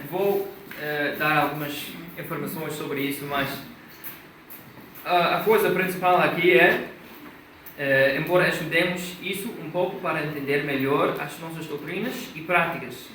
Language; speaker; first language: Portuguese; non-native, fluent; English